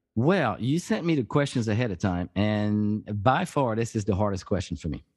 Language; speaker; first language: English; non-native, fluent; French